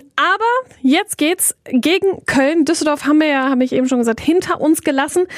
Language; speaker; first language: German; native; German